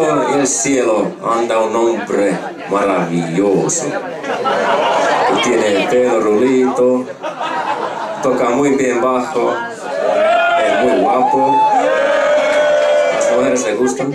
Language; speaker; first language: Spanish; non-native, fluent; Finnish